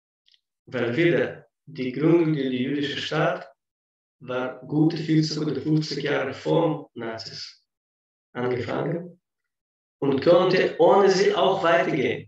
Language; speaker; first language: German; non-native, fluent; Russian